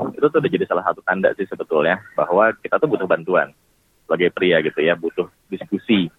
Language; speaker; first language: Indonesian; native; Indonesian